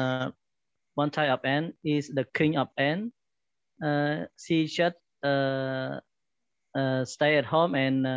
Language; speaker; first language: English; non-native, learner; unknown